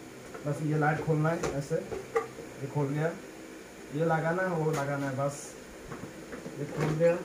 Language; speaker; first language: Hindi; non-native, fluent; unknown